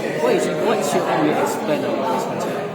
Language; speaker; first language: English; non-native, learner; Indonesian